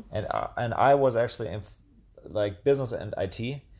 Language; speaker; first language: English; non-native, fluent; German